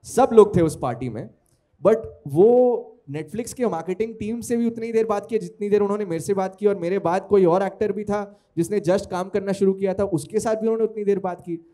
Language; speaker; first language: Hindi; non-native, local second language; Telugu